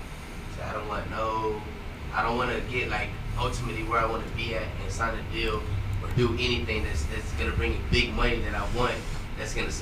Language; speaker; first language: English; native; English